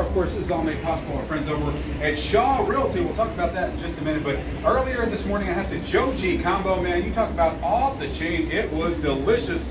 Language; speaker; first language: English; native; English